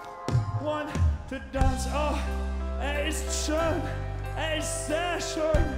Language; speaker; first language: German; non-native, learner; English